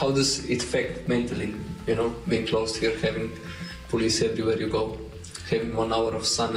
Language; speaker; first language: English; non-native, fluent; Slovenian